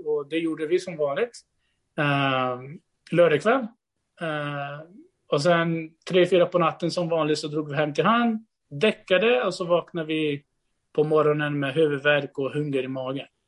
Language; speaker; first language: Swedish; non-native, fluent; Portuguese